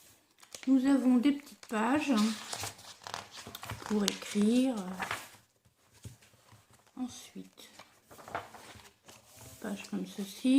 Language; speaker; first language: French; native; French